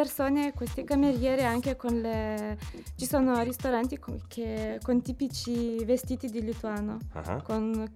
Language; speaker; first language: Italian; non-native, learner; Lithuanian